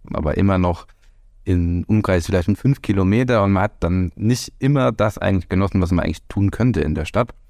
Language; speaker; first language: German; native; German